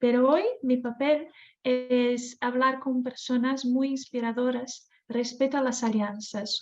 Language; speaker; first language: Spanish; non-native, fluent; Portuguese